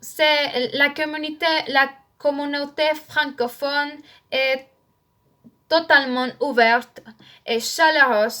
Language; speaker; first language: French; non-native, learner; Spanish